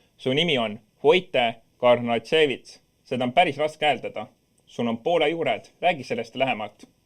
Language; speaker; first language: Estonian; native; Estonian